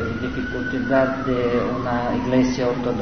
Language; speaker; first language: Spanish; non-native, learner; Serbian